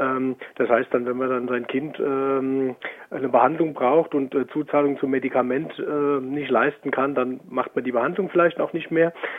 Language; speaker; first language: German; native; German